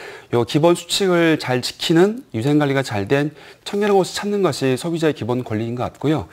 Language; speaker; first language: Korean; native; Korean